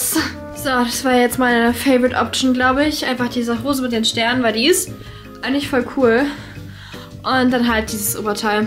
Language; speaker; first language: German; native; German